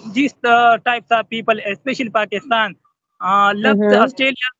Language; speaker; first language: English; non-native, local second language; Pashto